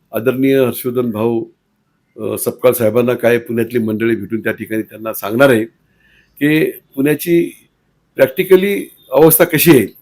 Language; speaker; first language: Marathi; native; Marathi